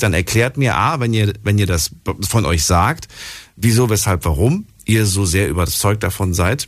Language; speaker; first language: German; native; German